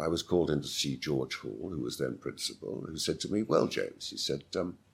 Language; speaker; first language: English; native; English